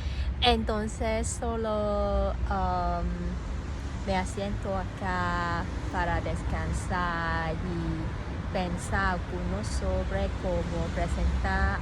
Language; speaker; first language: Spanish; non-native, learner; Cantonese